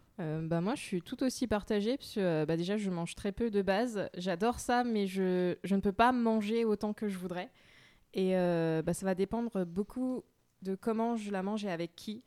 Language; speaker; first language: French; native; French